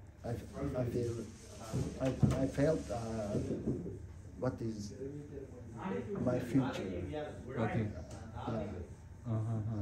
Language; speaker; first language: English; non-native, learner; Japanese